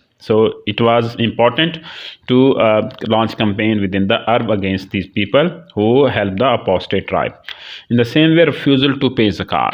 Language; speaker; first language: English; non-native, local second language; Urdu